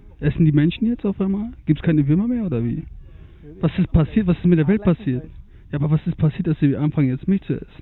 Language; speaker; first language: German; early bilingual, other home language; Turkish